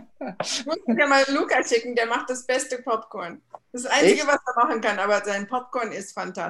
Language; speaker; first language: German; native; German